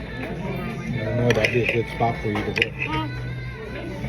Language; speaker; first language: English; native; English